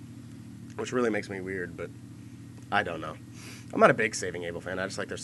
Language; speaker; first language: English; native; English